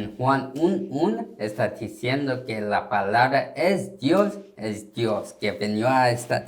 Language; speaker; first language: Spanish; non-native, learner; Korean